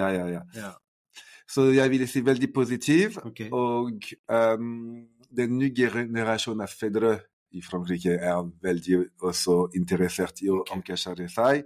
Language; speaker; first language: Norwegian; non-native, fluent; French